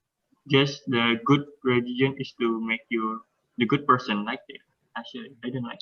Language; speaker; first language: English; non-native, learner; Indonesian